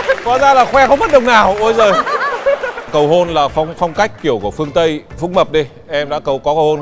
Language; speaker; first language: Vietnamese; native; Vietnamese